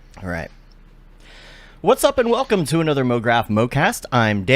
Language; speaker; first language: English; native; English